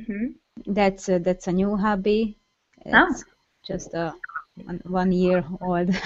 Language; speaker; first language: English; non-native, learner; Hungarian